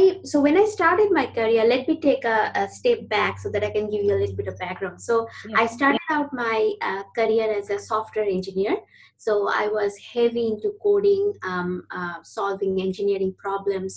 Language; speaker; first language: English; non-native, local second language; Bangla